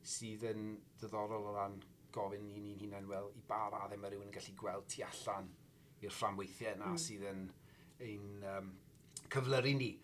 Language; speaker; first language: Welsh; native; Welsh